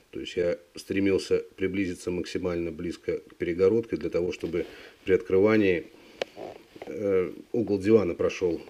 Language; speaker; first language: Russian; native; Russian